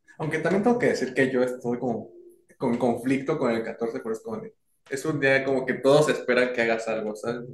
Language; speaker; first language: Spanish; native; Spanish